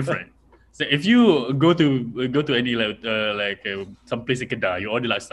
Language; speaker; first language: English; non-native, local second language; Malay